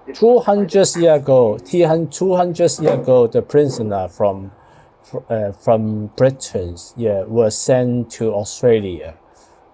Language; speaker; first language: English; non-native, learner; Cantonese